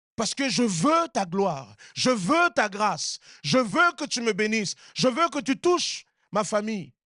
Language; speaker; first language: French; native; French